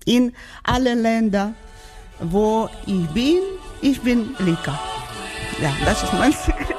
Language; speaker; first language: German; non-native, learner; Georgian